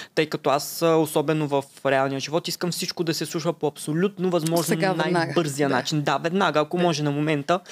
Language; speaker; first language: Bulgarian; non-native, local second language; Turkish